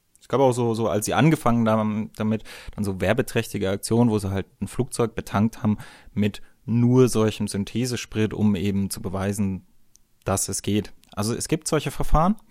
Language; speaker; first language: German; native; German